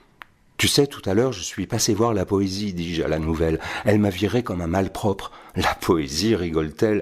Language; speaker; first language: French; native; French